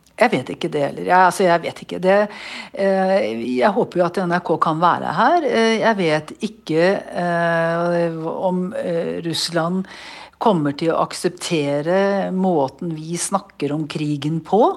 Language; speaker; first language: Norwegian; native; Norwegian